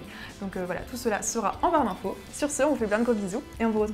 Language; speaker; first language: French; native; French